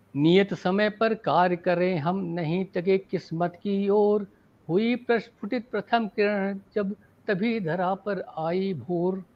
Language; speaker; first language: Hindi; native; Hindi